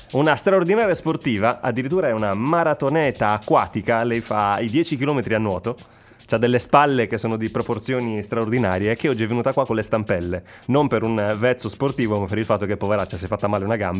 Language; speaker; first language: Italian; native; Italian